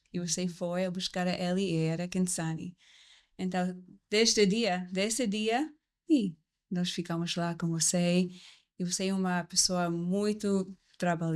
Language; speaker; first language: Portuguese; non-native, learner; English